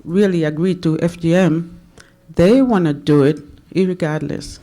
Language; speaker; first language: English; non-native, local second language; Swahili